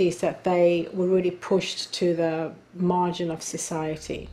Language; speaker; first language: English; native; English